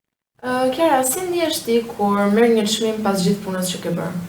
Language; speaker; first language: Albanian; native; Albanian